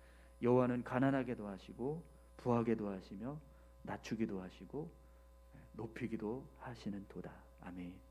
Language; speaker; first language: Korean; native; Korean